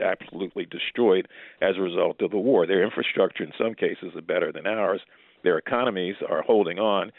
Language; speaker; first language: English; native; English